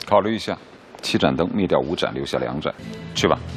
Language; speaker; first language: Chinese; native; Chinese